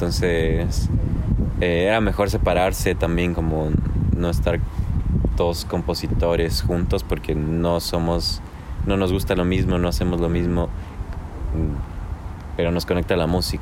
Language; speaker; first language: Spanish; native; Spanish